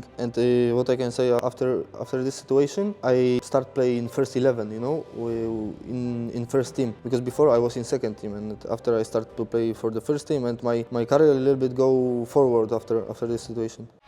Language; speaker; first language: English; non-native, fluent; Polish